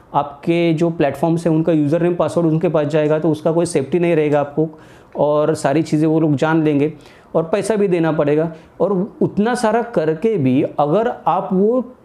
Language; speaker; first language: Hindi; non-native, local second language; Marathi